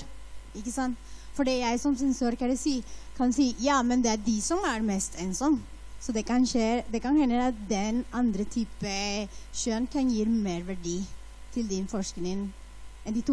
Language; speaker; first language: Norwegian; non-native, fluent; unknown